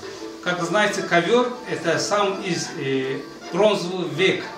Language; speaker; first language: Russian; non-native, fluent; Azerbaijani